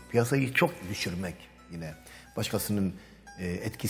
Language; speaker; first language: Turkish; native; Turkish